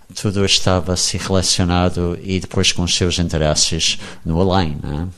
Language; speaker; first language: Portuguese; non-native, fluent; English